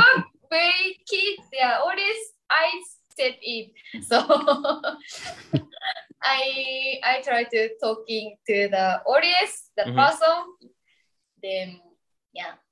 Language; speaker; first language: English; non-native, learner; Japanese